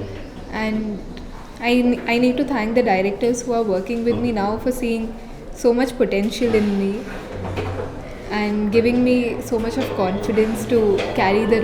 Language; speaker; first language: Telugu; non-native, local second language; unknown